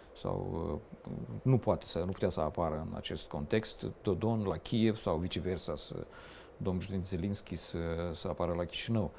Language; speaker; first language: Romanian; native; Romanian